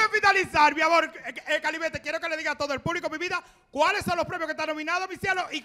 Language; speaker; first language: Spanish; native; Spanish